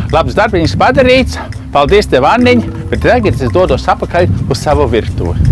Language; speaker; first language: Latvian; early bilingual, heritage; Latvian